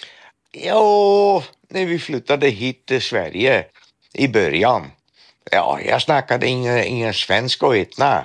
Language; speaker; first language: Swedish; non-native, fluent; Dutch